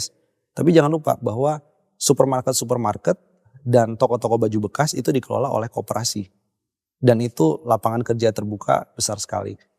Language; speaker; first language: Indonesian; native; Indonesian